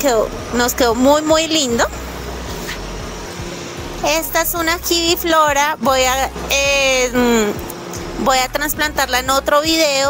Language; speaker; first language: Spanish; native; Spanish